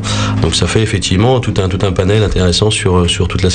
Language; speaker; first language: French; native; French